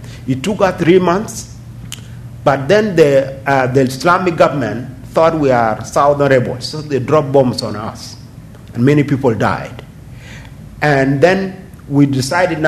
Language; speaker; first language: English; non-native, fluent; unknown